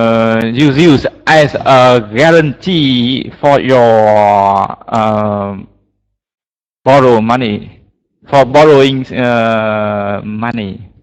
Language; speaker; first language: English; non-native, learner; Vietnamese